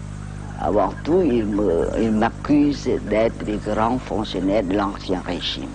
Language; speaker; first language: French; non-native, local second language; Khmer